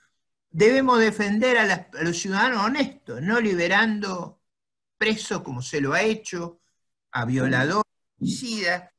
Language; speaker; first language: Spanish; native; Spanish